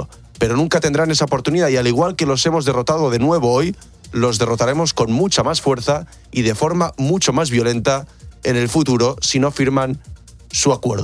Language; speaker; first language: Spanish; native; Spanish